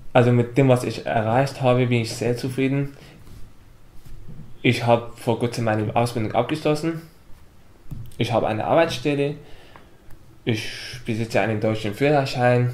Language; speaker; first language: German; non-native, local second language; Arabic